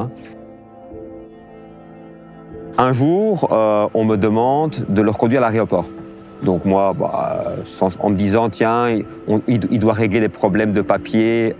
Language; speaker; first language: French; native; French